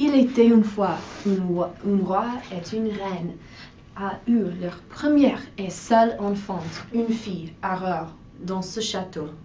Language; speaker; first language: French; non-native, learner; English